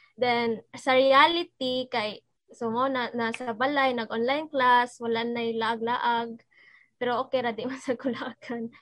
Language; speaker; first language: English; non-native, local second language; Cebuano